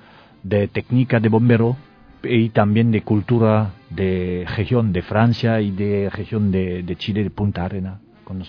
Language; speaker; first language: Spanish; non-native, learner; French